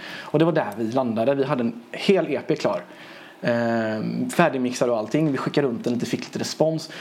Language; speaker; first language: Swedish; early bilingual, other home language; Persian